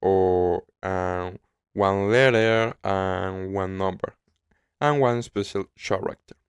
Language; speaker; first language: English; non-native, learner; Spanish